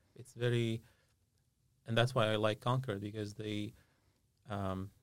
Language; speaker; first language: English; non-native, fluent; Arabic